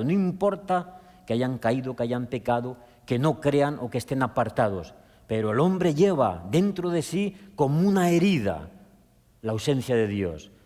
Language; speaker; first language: Spanish; native; Spanish